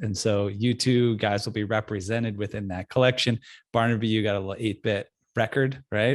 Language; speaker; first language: English; native; English